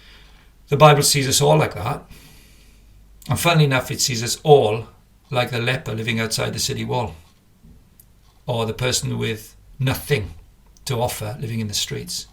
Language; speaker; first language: English; native; English